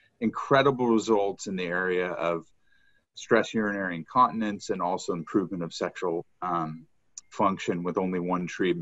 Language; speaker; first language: English; native; English